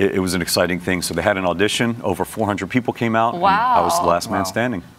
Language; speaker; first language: English; native; English